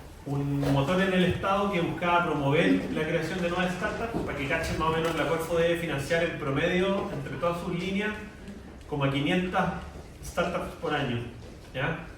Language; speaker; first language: Spanish; native; Spanish